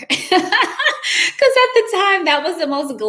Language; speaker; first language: English; non-native, local second language; Wolof